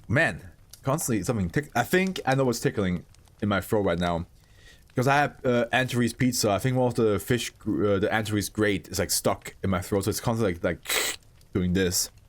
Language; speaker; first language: English; non-native, fluent; German